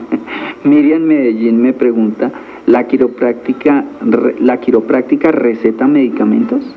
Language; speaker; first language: Spanish; native; Spanish